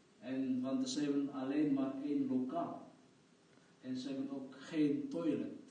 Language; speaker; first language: Dutch; non-native, fluent; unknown